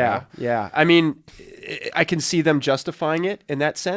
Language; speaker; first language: English; native; English